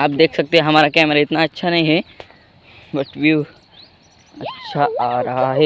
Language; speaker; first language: Hindi; non-native, local second language; Marathi